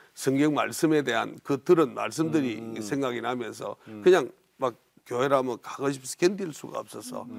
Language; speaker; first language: Korean; native; Korean